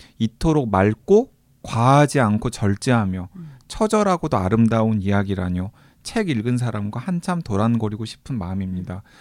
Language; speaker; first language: Korean; native; Korean